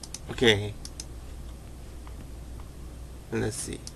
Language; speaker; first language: English; non-native, learner; Korean